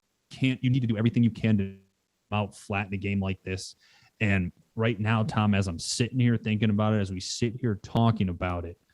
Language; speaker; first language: English; native; English